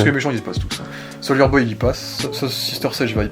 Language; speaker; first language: French; native; French